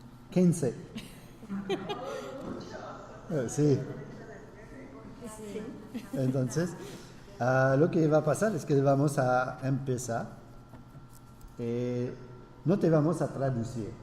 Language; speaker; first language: Spanish; non-native, fluent; French